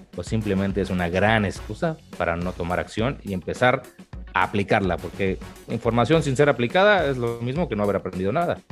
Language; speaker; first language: Spanish; native; Spanish